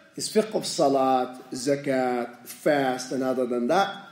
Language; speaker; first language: English; native; English